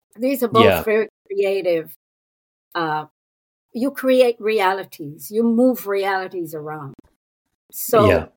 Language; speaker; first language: English; non-native, fluent; Hebrew